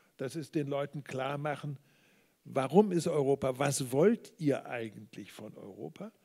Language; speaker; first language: German; native; German